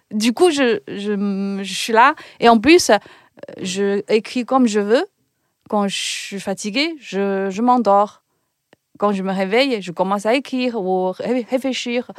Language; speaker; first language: French; non-native, fluent; Chinese